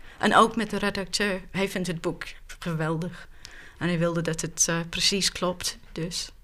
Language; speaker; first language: Dutch; non-native, fluent; English